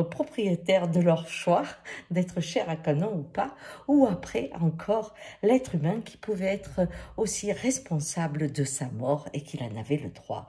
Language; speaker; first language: French; native; French